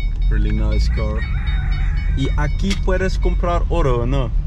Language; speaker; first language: Spanish; non-native, learner; Dutch